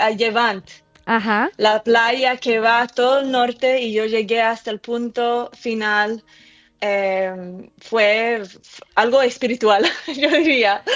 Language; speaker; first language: Spanish; early bilingual, heritage; English